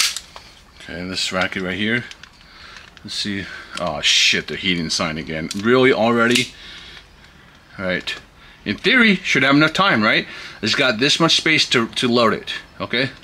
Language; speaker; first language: English; native; English